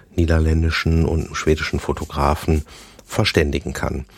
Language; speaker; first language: German; native; German